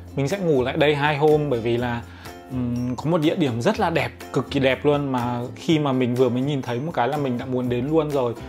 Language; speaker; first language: Vietnamese; native; Vietnamese